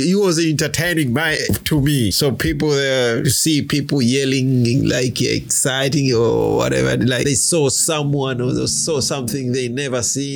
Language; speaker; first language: English; non-native, local second language; Swahili